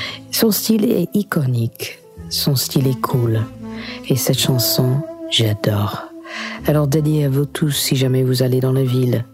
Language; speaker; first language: French; non-native, fluent; English